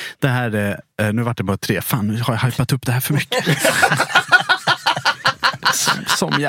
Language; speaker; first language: Swedish; native; Swedish